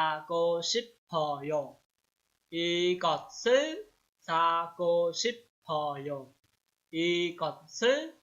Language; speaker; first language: Korean; non-native, fluent; Hmong